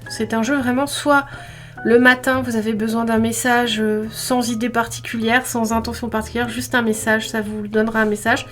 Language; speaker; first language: French; native; French